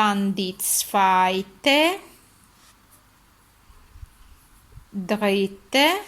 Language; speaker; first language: German; non-native, learner; Italian